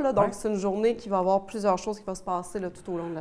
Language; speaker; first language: French; native; French